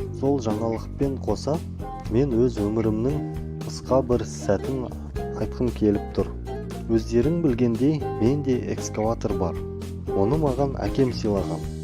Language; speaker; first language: Kazakh; non-native, local second language; Russian